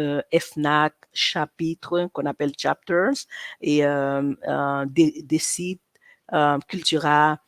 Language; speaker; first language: French; non-native, local second language; Haitian Creole